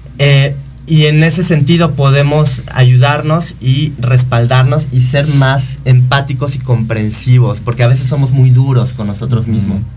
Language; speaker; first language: Spanish; native; Spanish